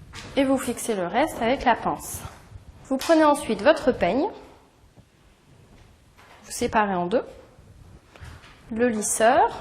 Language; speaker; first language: French; native; French